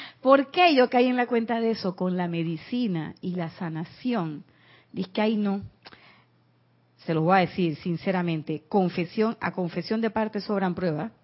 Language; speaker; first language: Spanish; native; Spanish